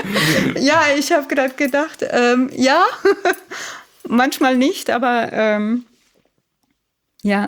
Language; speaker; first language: German; non-native, fluent; Italian